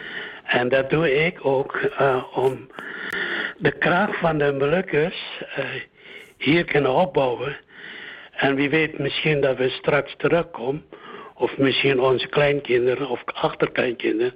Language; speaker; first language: Dutch; early bilingual, other home language; Indonesian